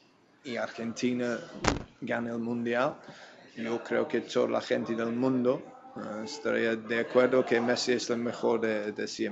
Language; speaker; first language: Spanish; non-native, fluent; English